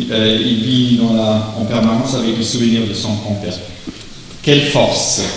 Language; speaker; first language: French; non-native, learner; German